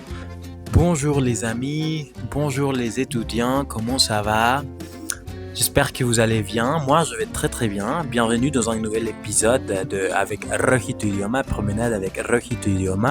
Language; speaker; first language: French; non-native, fluent; Spanish